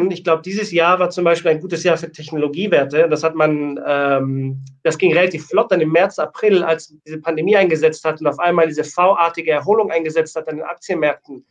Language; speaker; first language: German; native; German